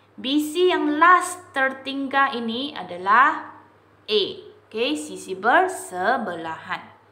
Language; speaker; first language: Malay; non-native, local second language; Chinese